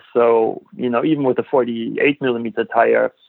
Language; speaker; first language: English; non-native, fluent; German